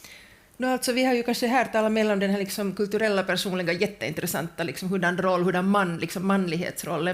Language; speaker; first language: Swedish; native; Swedish